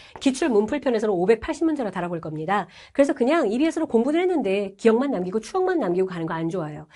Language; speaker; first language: Korean; native; Korean